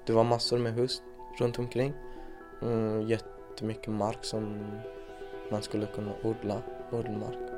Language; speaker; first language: Swedish; non-native, fluent; Persian